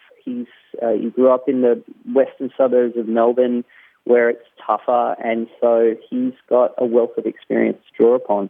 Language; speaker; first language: English; native; English